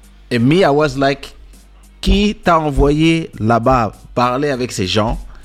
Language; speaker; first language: French; native; French